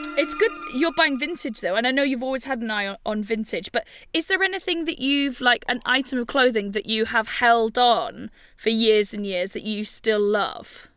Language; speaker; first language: English; native; English